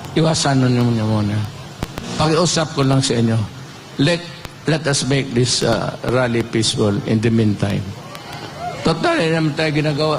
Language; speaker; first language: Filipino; non-native, local second language; Cebuano